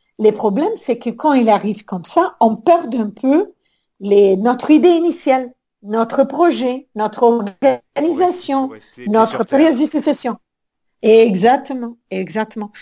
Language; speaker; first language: French; non-native, fluent; Italian